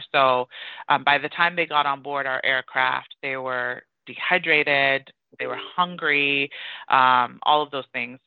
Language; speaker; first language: English; early bilingual, other home language; Persian